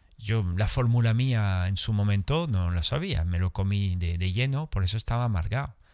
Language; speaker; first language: Spanish; non-native, fluent; French